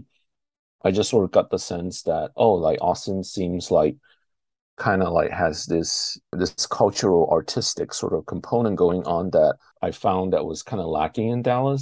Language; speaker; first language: English; non-native, local second language; Chinese